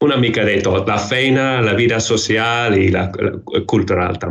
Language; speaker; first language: Catalan; non-native, fluent; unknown